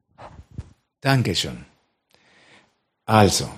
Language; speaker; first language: German; non-native, fluent; Spanish